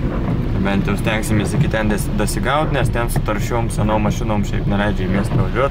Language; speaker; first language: Lithuanian; native; Lithuanian